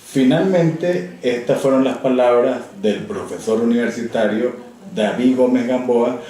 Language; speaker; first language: Spanish; native; Spanish